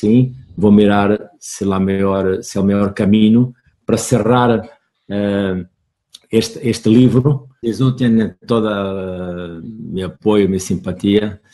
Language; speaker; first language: Spanish; non-native, fluent; Portuguese